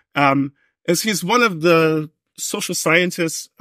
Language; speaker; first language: English; native; English